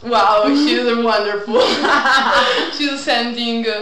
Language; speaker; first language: English; non-native, learner; Italian